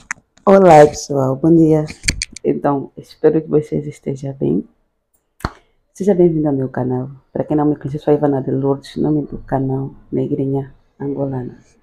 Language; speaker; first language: Portuguese; native; Portuguese